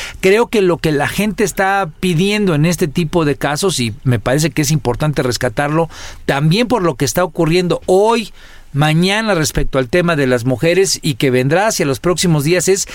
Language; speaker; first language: Spanish; native; Spanish